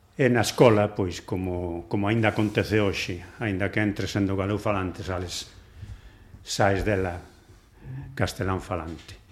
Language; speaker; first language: Galician; non-native, local second language; Spanish